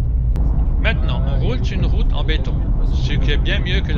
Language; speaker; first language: French; native; French